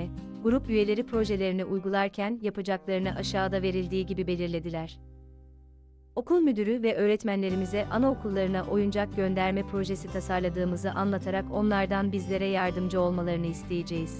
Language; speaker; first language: Turkish; native; Turkish